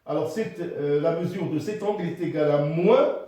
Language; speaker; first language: French; non-native, local second language; Arabic